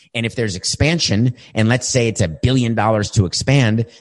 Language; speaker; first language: English; native; English